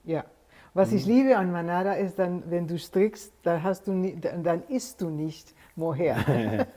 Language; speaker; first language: German; non-native, fluent; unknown